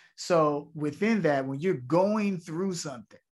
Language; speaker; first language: English; native; English